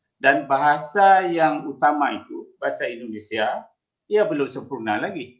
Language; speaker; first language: Malay; native; Malay